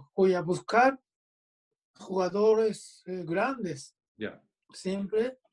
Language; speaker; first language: Spanish; non-native, fluent; Japanese